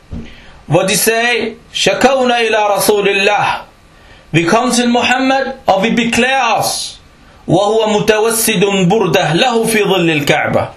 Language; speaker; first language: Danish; early bilingual, other home language; Arabic